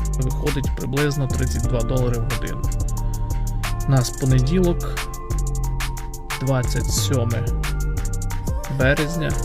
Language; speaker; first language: Ukrainian; native; Ukrainian